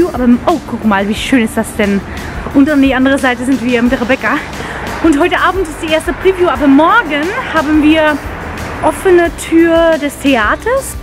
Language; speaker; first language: German; non-native, fluent; Dutch